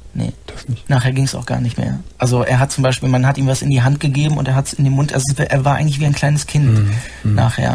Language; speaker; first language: German; native; German